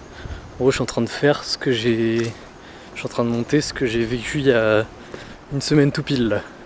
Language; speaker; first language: French; native; French